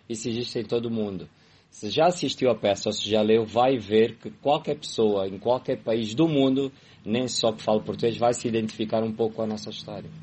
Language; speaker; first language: Portuguese; native; Portuguese